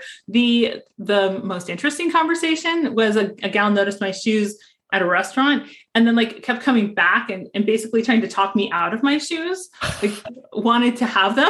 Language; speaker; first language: English; native; English